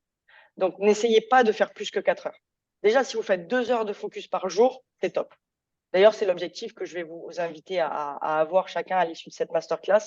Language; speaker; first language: French; native; French